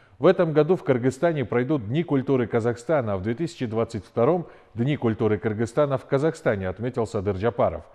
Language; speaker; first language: Russian; non-native, local second language; Kyrgyz